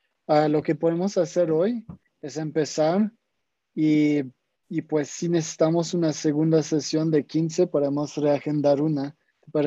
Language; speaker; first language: Spanish; non-native, fluent; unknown